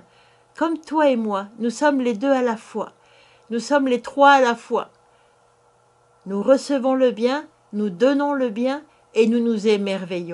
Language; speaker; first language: French; native; French